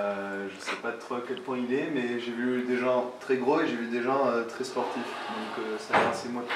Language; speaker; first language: French; native; French